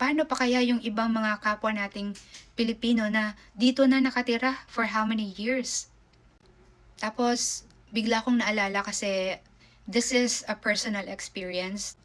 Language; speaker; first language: Filipino; native; Filipino